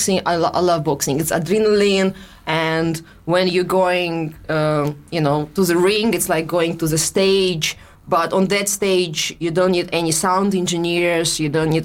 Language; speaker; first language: English; non-native, fluent; Russian